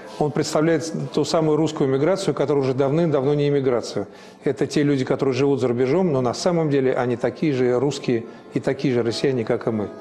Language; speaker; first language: Russian; native; Russian